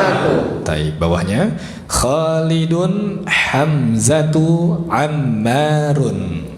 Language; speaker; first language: Arabic; non-native, fluent; Indonesian